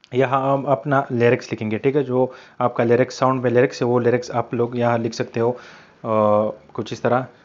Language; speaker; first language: Urdu; non-native, local second language; Pashto